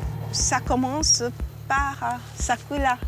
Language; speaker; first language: French; non-native, fluent; Japanese